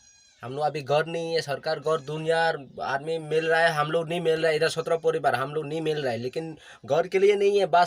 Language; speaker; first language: Hindi; non-native, local second language; Kok Borok